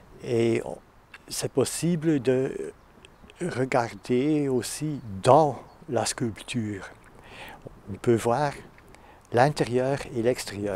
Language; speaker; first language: French; non-native, fluent; Dutch